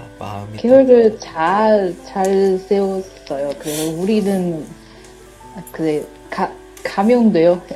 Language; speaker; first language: Korean; non-native, learner; Chinese